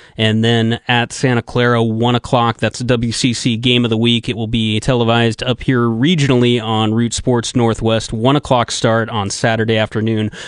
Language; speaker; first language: English; native; English